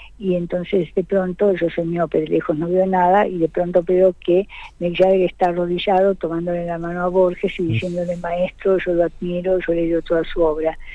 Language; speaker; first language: Spanish; native; Spanish